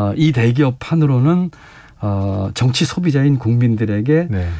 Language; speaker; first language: Korean; native; Korean